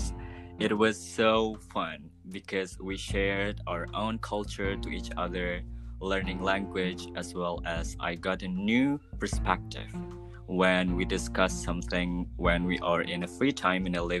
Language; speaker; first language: English; non-native, fluent; Indonesian